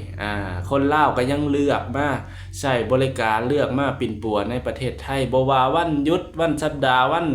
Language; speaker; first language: Thai; non-native, local second language; Lao